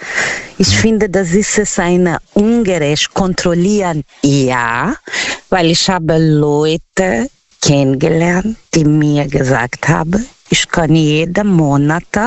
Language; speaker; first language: German; non-native, learner; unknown